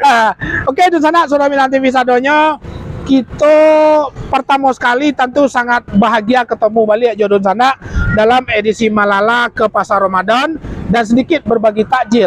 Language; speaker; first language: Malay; non-native, local second language; Minangkabau